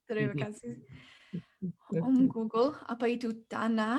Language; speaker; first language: Indonesian; non-native, fluent; English